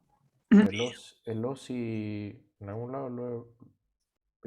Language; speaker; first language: Spanish; native; Spanish